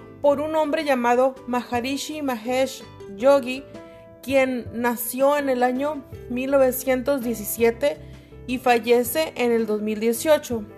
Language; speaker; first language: Spanish; native; Spanish